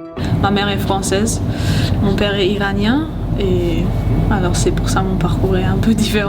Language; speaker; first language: French; early bilingual, heritage; Swedish